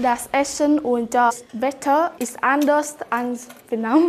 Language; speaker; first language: German; non-native, learner; Vietnamese